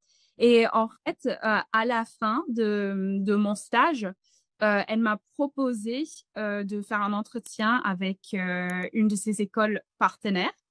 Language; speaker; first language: French; non-native, fluent; English